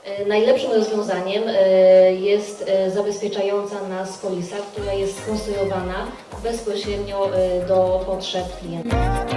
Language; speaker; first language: Polish; native; Polish